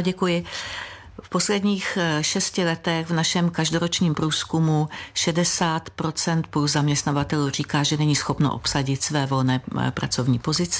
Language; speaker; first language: Czech; native; Czech